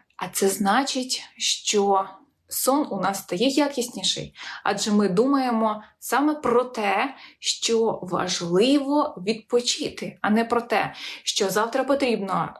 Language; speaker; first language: Ukrainian; non-native, local second language; Russian